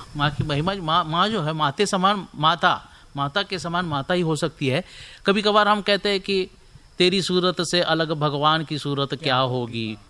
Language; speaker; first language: Hindi; non-native, local second language; Marathi